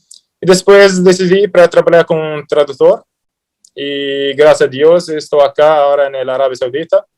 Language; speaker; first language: Portuguese; early bilingual, heritage; Arabic